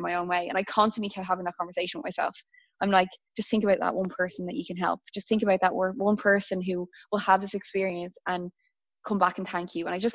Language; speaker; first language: English; native; English